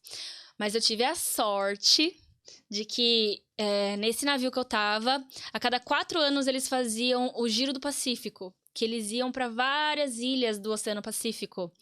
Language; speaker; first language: Portuguese; native; Portuguese